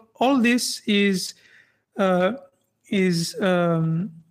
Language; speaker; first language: English; non-native, fluent; French